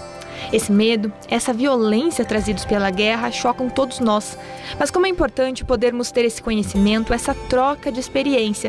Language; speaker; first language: Portuguese; native; Portuguese